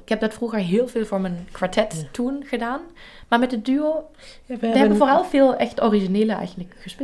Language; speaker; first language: Dutch; native; Dutch